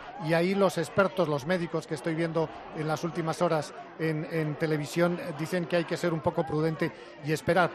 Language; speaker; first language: Spanish; native; Spanish